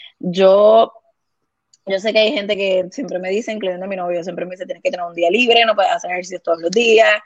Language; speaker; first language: Spanish; native; Spanish